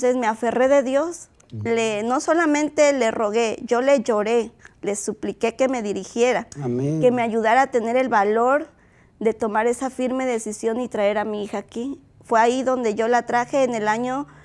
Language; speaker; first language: Spanish; native; Spanish